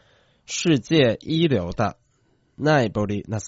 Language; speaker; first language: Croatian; non-native, fluent; Chinese